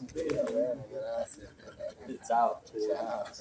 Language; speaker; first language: Italian; non-native, learner; Portuguese